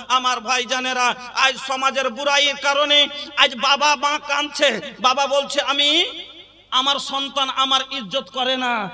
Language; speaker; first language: Bangla; native; Bangla